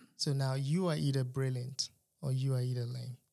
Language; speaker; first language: English; non-native, local second language; Yoruba